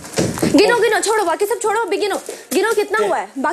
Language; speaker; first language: Hindi; native; Hindi